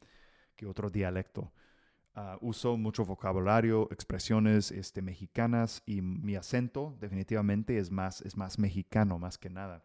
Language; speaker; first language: Spanish; non-native, fluent; English